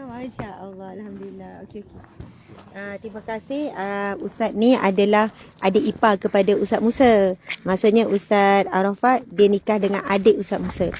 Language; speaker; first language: Malay; native; Malay